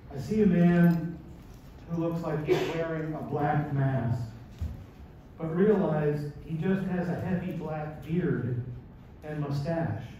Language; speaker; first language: English; native; English